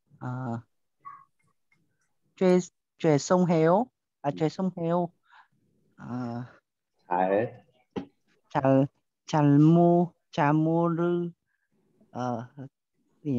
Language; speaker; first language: Korean; non-native, learner; Vietnamese